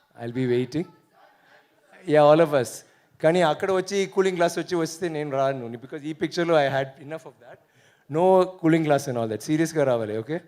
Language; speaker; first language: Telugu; non-native, learner; Tamil